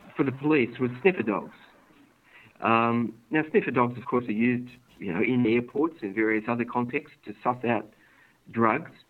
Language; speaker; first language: English; native; English